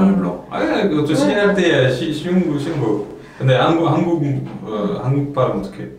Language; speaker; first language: Korean; non-native, learner; French